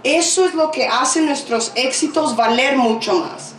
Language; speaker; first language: Spanish; early bilingual, other home language; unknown